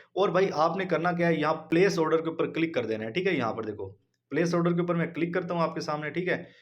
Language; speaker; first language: Urdu; non-native, local second language; Punjabi